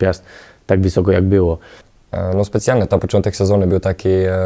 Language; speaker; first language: Polish; non-native, fluent; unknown